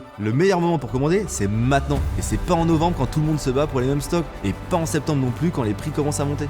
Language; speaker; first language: French; native; French